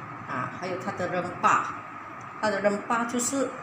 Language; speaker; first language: Chinese; native; Chinese